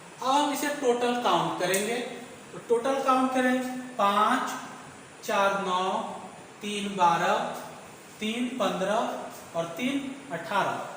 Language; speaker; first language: Hindi; native; Hindi